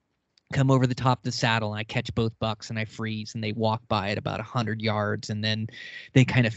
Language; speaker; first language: English; native; English